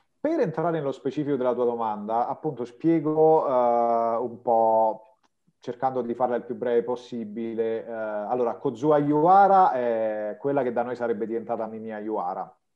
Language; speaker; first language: Italian; native; Italian